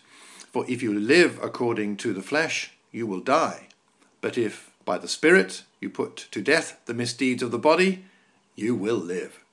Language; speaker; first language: English; native; English